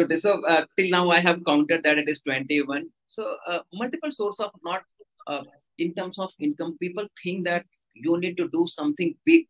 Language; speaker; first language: English; non-native, local second language; Hindi